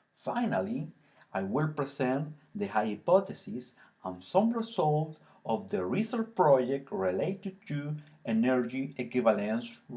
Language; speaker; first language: English; non-native, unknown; Spanish